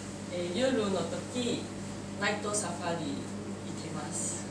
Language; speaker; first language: Japanese; non-native, learner; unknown